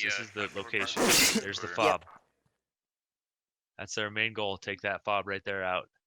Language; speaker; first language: English; native; English